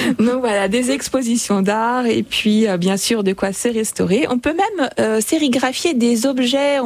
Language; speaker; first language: French; native; French